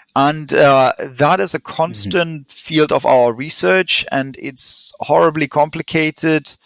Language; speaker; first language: English; non-native, fluent; German